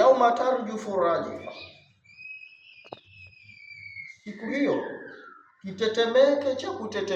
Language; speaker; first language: Swahili; native; Swahili